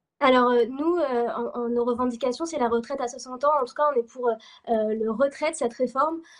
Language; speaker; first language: French; native; French